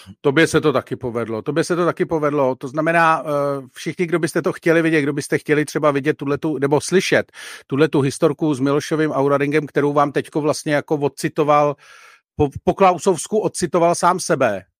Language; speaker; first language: Czech; native; Czech